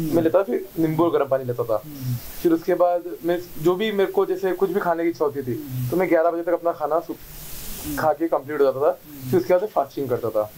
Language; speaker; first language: Hindi; native; Hindi